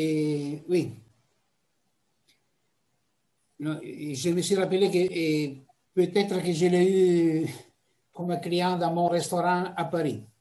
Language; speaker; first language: French; non-native, fluent; Italian